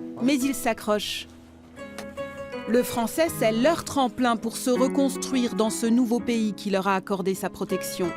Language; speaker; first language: French; native; French